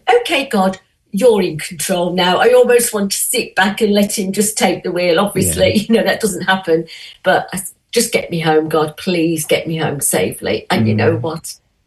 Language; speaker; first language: English; native; English